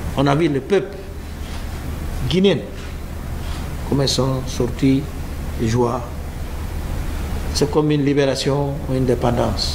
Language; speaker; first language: French; non-native, fluent; Upper Guinea Crioulo